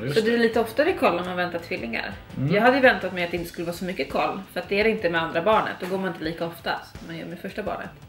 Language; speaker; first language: Swedish; native; Swedish